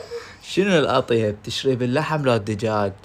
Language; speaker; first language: Arabic; native; Arabic